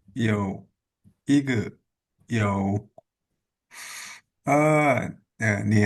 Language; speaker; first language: Chinese; non-native, learner; Indonesian